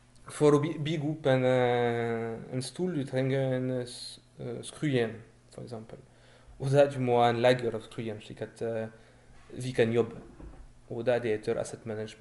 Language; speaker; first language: Norwegian; non-native, learner; French